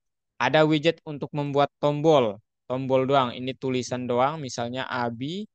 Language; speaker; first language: Indonesian; native; Indonesian